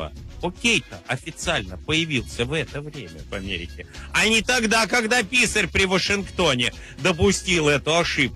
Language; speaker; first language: Russian; native; Russian